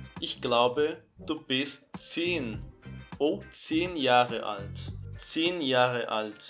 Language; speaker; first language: German; non-native, fluent; Portuguese